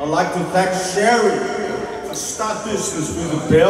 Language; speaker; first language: English; non-native, fluent; Chinese